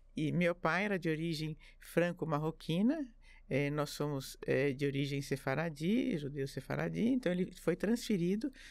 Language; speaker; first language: Portuguese; early bilingual, other home language; French